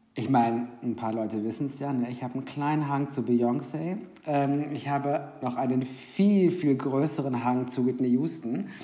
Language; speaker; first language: German; native; German